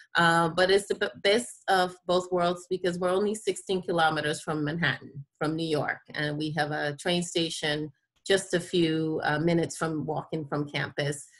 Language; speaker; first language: English; non-native, fluent; Spanish